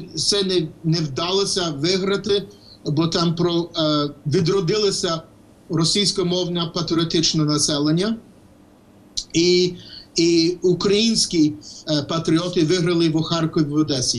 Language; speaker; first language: Ukrainian; non-native, fluent; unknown